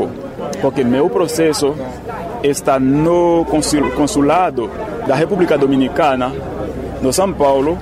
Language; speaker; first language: Portuguese; non-native, learner; Haitian Creole